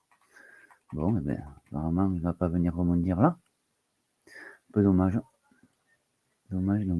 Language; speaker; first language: French; native; French